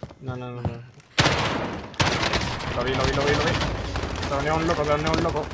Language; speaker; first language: Spanish; native; Spanish